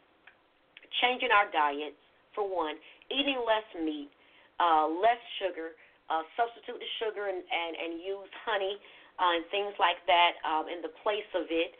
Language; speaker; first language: English; native; English